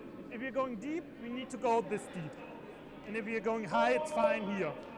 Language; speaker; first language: English; non-native, fluent; German